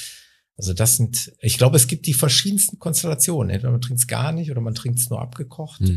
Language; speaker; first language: German; native; German